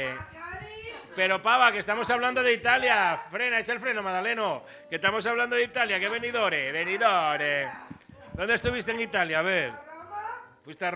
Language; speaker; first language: Spanish; native; Spanish